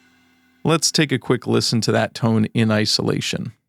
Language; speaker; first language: English; native; English